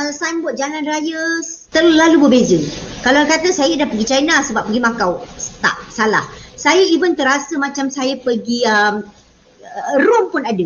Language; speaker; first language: Malay; native; Malay